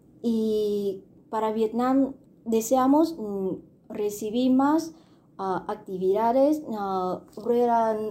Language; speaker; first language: Spanish; non-native, fluent; Vietnamese